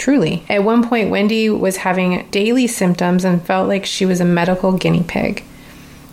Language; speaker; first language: English; native; English